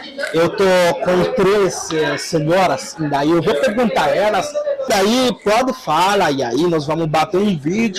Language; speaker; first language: Portuguese; non-native, local second language; Haitian Creole